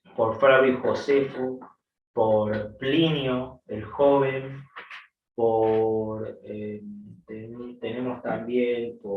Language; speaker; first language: Spanish; native; Spanish